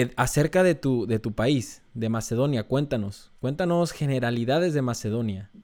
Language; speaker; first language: Spanish; native; Spanish